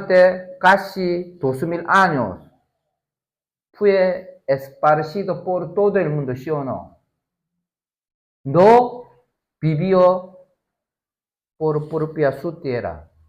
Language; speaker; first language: Spanish; non-native, learner; Korean